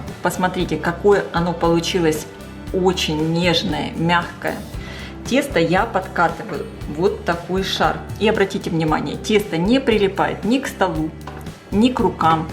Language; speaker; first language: Russian; native; Russian